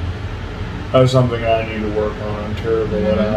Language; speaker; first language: English; native; English